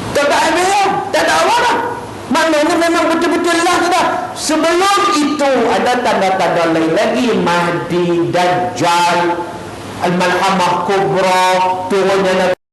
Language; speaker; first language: Malay; native; Malay